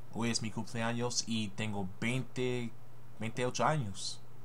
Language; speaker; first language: Spanish; non-native, learner; English